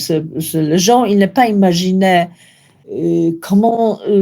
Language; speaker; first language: French; non-native, fluent; Polish